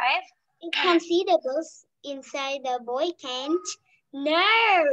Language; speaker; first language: English; non-native, learner; Vietnamese